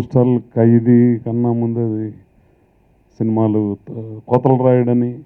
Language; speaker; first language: Telugu; native; Telugu